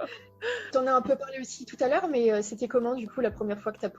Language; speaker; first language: French; native; French